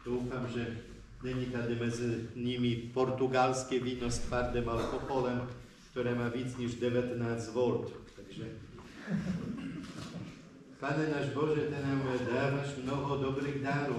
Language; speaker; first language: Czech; non-native, fluent; Polish